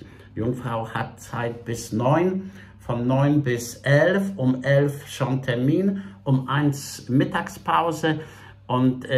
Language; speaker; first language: German; non-native, fluent; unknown